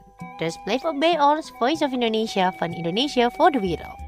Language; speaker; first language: Dutch; non-native, fluent; Indonesian